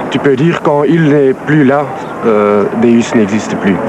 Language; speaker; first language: French; non-native, local second language; Dutch